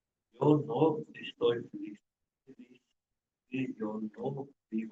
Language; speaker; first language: Spanish; non-native, learner; English